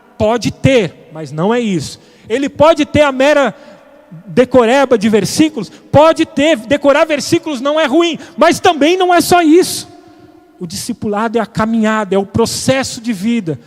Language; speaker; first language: Portuguese; native; Portuguese